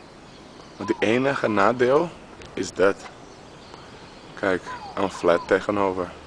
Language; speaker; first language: Dutch; non-native, fluent; Portuguese